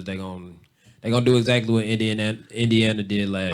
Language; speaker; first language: English; native; English